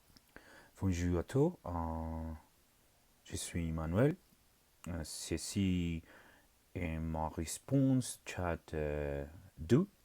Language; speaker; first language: French; non-native, learner; Spanish